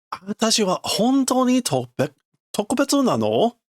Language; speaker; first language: Japanese; non-native, learner; English